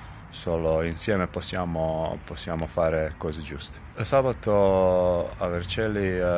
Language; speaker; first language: Italian; non-native, fluent; Serbian